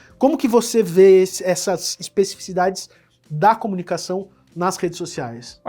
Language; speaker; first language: Portuguese; native; Portuguese